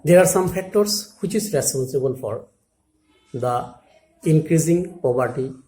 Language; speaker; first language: English; non-native, local second language; Assamese